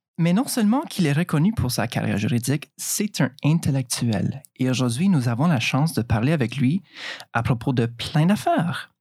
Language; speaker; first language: French; native; French